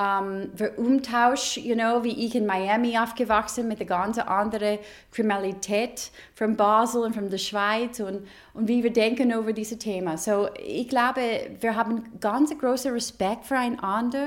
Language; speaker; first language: German; non-native, learner; English